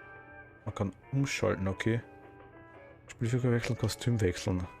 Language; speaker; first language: German; native; German